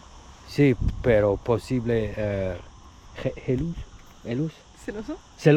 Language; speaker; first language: Spanish; non-native, learner; English